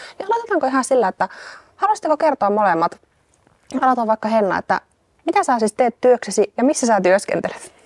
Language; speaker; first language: Finnish; native; Finnish